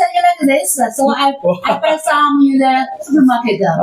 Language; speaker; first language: English; non-native, learner; Chinese